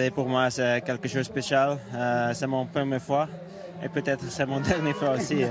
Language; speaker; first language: French; non-native, learner; Dutch